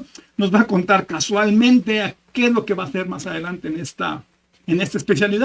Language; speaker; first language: Spanish; native; Spanish